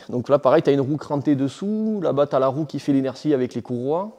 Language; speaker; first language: French; native; French